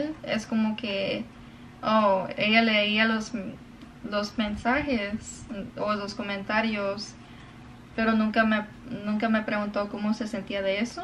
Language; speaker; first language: Spanish; early bilingual, other home language; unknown